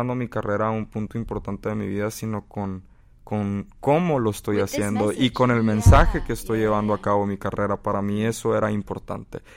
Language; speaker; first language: Spanish; native; Spanish